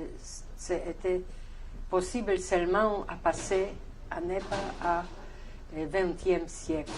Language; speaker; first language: French; non-native, learner; Polish